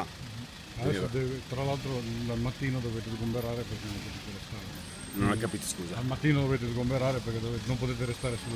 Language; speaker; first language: Italian; non-native, learner; Arabic